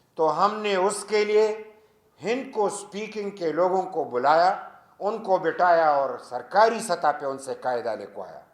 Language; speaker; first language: Urdu; non-native, local second language; Pashto